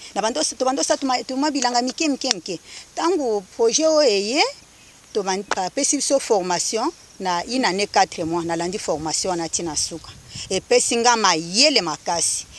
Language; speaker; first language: Lingala; non-native, local second language; Kituba (Democratic Republic of Congo)